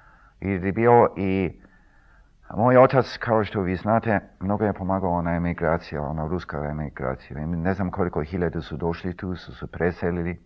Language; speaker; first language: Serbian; early bilingual, heritage; Serbian